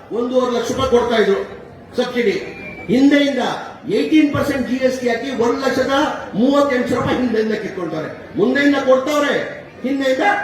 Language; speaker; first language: Kannada; non-native, local second language; Urdu